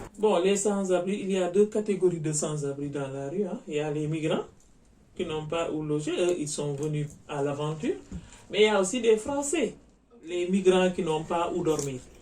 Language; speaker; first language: French; non-native, local second language; Wolof